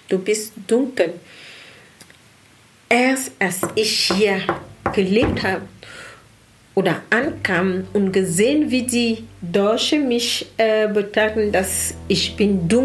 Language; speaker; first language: German; non-native, learner; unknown